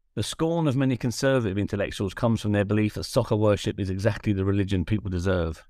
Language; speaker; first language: English; native; English